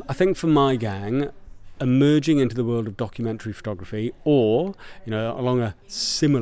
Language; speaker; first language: English; native; English